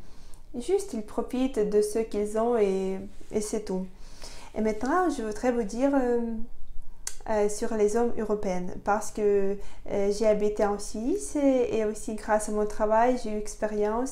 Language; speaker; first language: French; non-native, fluent; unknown